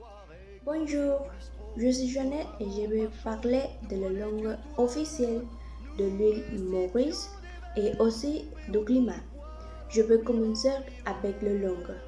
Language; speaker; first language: French; non-native, learner; Spanish